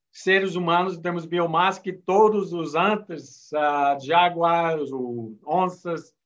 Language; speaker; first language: Portuguese; non-native, fluent; English